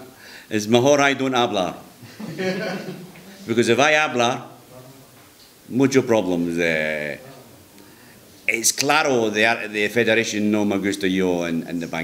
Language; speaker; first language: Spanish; non-native, learner; English